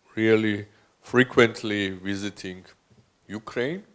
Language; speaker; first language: English; non-native, fluent; Georgian